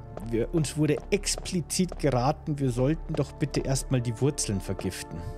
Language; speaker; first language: German; native; German